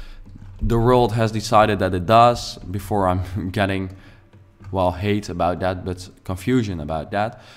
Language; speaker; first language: English; non-native, fluent; Dutch